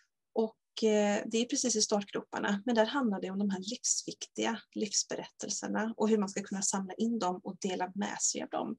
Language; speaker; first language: Swedish; native; Swedish